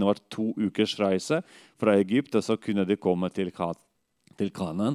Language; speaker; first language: Norwegian; non-native, fluent; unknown